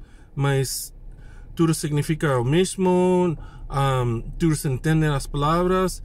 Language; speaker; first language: Portuguese; non-native, fluent; English